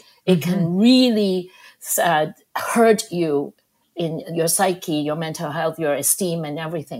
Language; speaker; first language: English; non-native, local second language; Cantonese